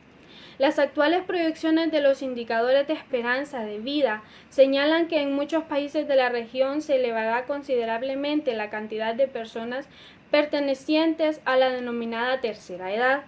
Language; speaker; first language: Spanish; native; Spanish